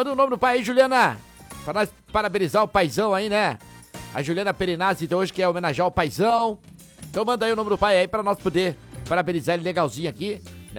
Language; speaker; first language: Portuguese; native; Portuguese